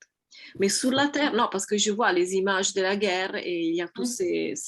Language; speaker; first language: French; non-native, fluent; Italian